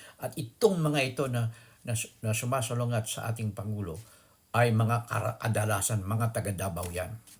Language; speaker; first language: Filipino; native; Filipino